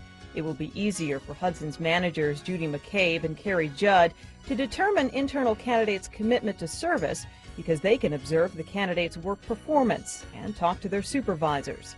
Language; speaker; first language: English; native; English